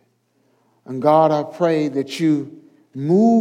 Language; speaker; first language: English; native; English